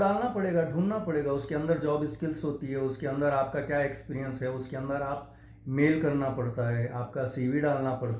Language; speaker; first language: Hindi; native; Hindi